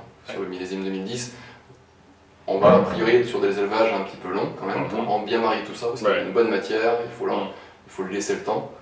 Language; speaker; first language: French; native; French